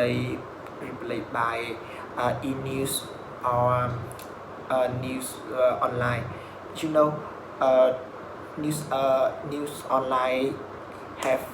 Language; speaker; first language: English; non-native, learner; Vietnamese